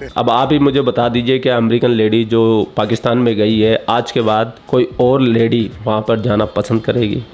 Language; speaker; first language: Hindi; native; Hindi